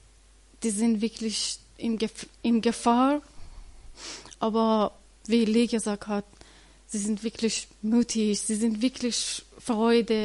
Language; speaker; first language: German; non-native, learner; Persian